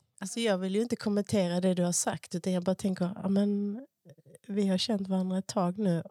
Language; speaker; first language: Swedish; early bilingual, other home language; Spanish